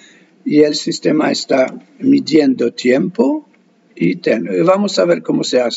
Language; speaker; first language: Spanish; non-native, fluent; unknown